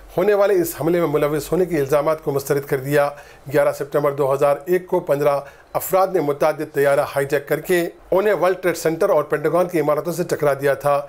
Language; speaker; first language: Urdu; native; Urdu